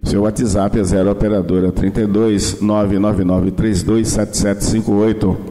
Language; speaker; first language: Portuguese; native; Portuguese